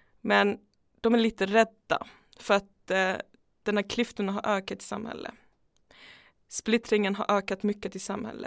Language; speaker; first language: Swedish; non-native, fluent; Persian